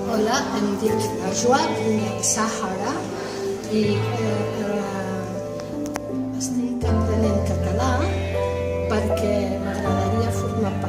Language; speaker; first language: Catalan; early bilingual, heritage; Catalan